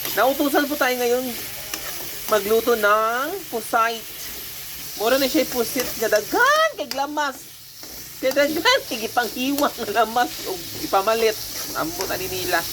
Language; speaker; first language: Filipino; non-native, local second language; Cebuano